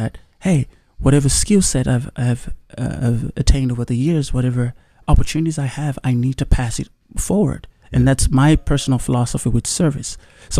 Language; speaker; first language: English; non-native, local second language; Yoruba